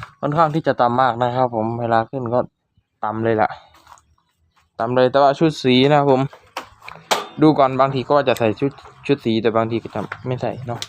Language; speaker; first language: Thai; native; Thai